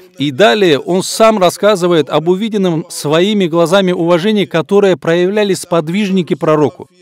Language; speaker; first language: Russian; non-native, local second language; Avaric